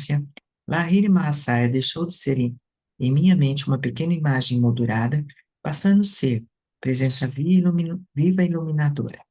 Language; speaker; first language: Portuguese; native; Portuguese